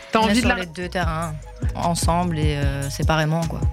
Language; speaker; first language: French; native; French